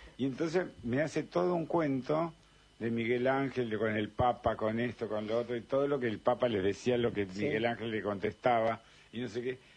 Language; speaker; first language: Spanish; native; Spanish